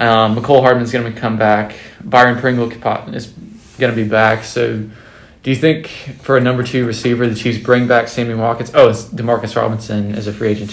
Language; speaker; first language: English; native; English